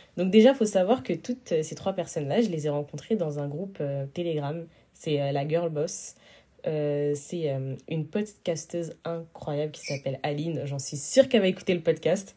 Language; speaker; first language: French; early bilingual, other home language; Wolof